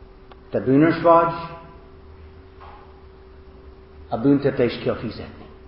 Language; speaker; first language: Hungarian; non-native, fluent; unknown